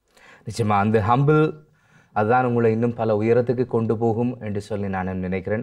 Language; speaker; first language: Tamil; native; Tamil